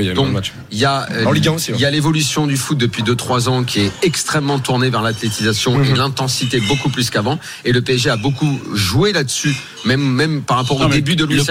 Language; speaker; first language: French; native; French